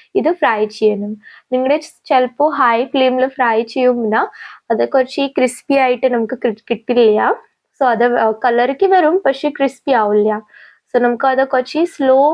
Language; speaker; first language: Malayalam; non-native, local second language; Hindi